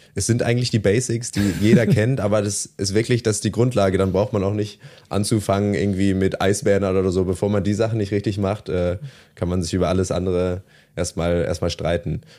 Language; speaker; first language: German; native; German